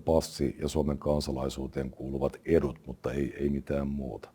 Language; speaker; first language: Finnish; native; Finnish